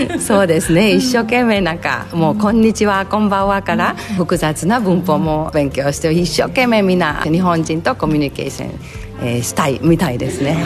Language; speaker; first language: Japanese; non-native, fluent; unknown